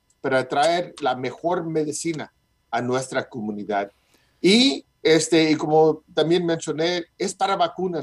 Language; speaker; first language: Spanish; early bilingual, heritage; Spanish